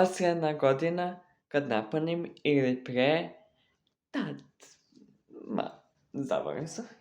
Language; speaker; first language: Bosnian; early bilingual, heritage; Serbian